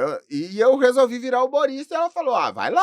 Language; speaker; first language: Portuguese; native; Portuguese